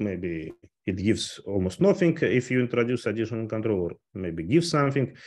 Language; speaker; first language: English; non-native, fluent; Russian